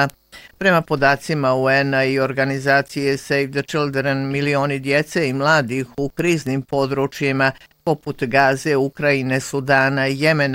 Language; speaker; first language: Bosnian; native; Bosnian